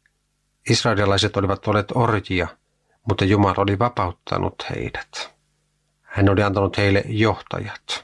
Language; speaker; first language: Finnish; native; Finnish